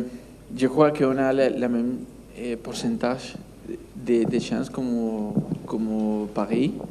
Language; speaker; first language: French; non-native, learner; Spanish